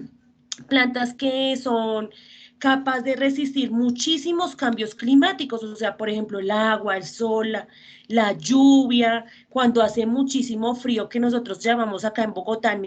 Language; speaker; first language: Spanish; native; Spanish